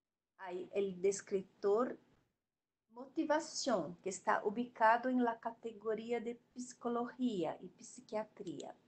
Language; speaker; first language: Spanish; non-native, learner; Portuguese